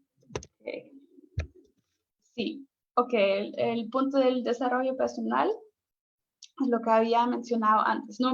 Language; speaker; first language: Spanish; non-native, fluent; German